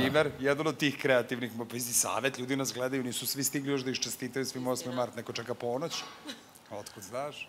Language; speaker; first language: Serbian; native; Serbian